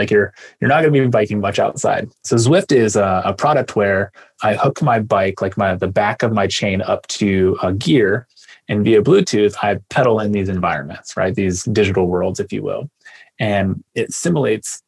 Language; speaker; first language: English; native; English